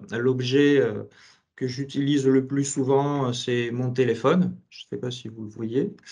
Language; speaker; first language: French; non-native, fluent; Georgian